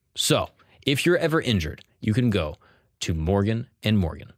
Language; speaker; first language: English; native; English